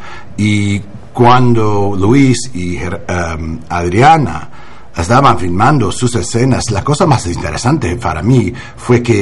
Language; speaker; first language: Spanish; non-native, learner; English